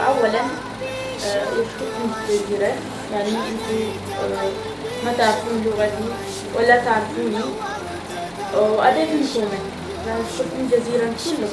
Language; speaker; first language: Arabic; non-native, learner; Oromo